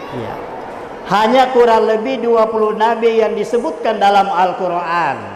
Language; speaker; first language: Indonesian; non-native, local second language; Buginese